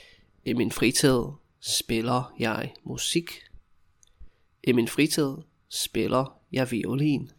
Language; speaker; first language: Danish; non-native, fluent; English